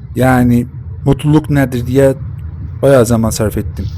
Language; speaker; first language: Turkish; non-native, fluent; Persian